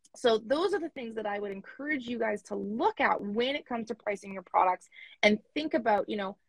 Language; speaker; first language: English; native; English